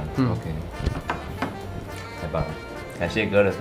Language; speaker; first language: Chinese; native; Chinese